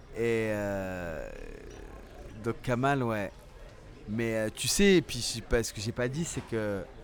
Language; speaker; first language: French; early bilingual, other home language; Central Atlas Tamazight